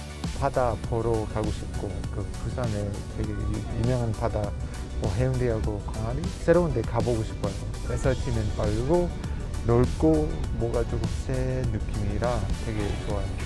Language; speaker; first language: Korean; non-native, fluent; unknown